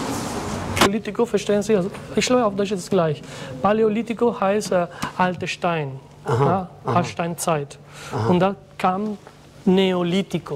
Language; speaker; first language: German; non-native, fluent; Spanish